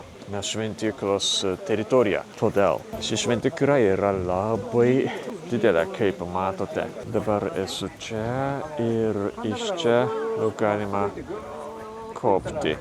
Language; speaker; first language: Lithuanian; non-native, fluent; Japanese